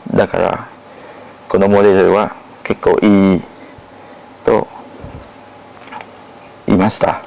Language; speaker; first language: Japanese; non-native, learner; Thai